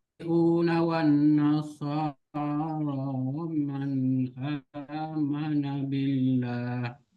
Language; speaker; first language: Arabic; non-native, learner; Indonesian